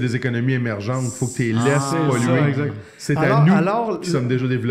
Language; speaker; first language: French; native; French